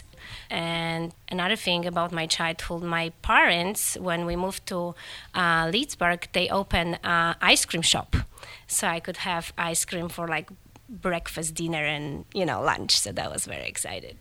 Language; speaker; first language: English; non-native, fluent; Polish